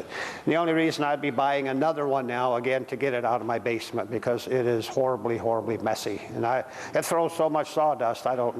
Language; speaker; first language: English; native; English